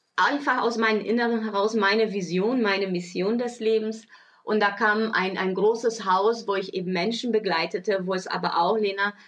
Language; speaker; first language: German; early bilingual, other home language; Portuguese